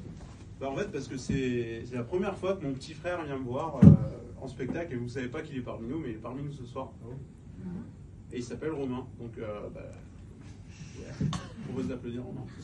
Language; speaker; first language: French; native; French